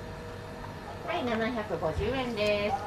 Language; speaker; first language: Japanese; native; Japanese